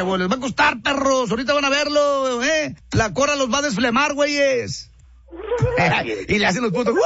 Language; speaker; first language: Spanish; native; Spanish